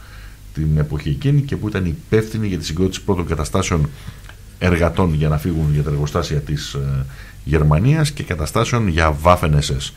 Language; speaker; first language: Greek; native; Greek